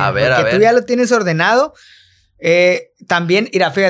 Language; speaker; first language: Spanish; native; Spanish